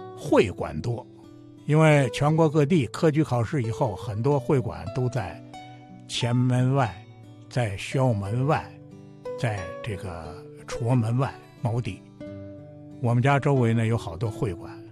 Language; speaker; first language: Chinese; native; Chinese